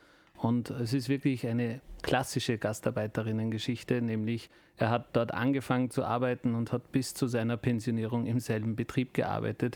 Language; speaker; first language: German; early bilingual, other home language; Turkish